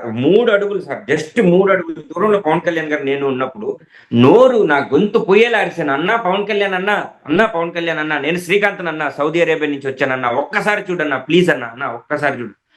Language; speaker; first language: Telugu; native; Telugu